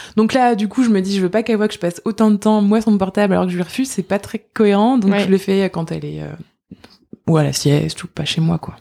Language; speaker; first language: French; native; French